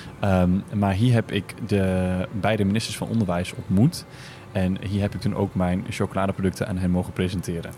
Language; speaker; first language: Dutch; early bilingual, other home language; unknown